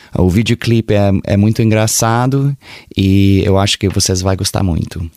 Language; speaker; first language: Portuguese; early bilingual, heritage; Portuguese